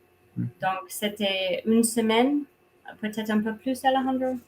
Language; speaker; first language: French; non-native, fluent; English